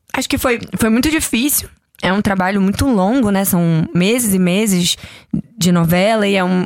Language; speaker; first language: Portuguese; native; Portuguese